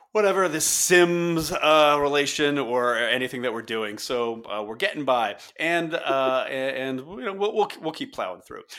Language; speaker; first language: English; native; English